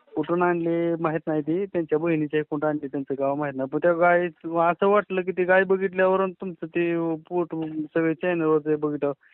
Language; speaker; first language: Marathi; native; Marathi